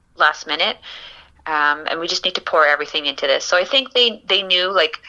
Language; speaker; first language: English; native; English